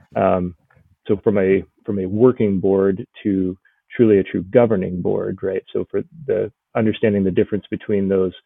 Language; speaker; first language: English; native; English